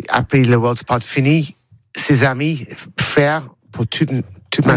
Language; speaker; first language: French; non-native, learner; English